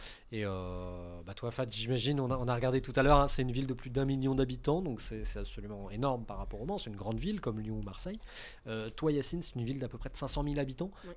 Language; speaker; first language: French; native; French